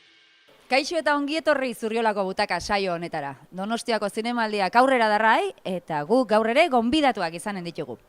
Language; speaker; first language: Basque; native; Basque